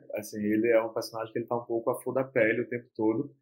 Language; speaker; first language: Portuguese; native; Portuguese